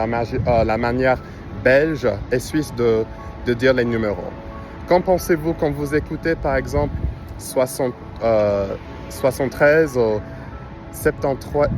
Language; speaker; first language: French; non-native, fluent; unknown